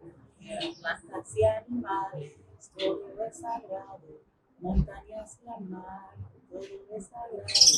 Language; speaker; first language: Spanish; early bilingual, heritage; English